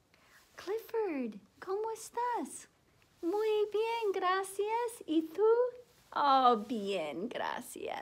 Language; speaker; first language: Spanish; non-native, fluent; English